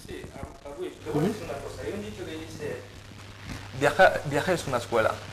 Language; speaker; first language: Spanish; non-native, fluent; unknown